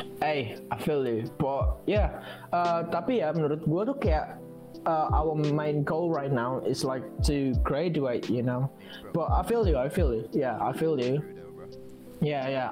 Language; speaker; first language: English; non-native, fluent; Indonesian